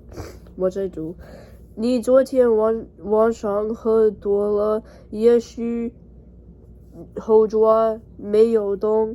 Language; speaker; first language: Chinese; non-native, learner; English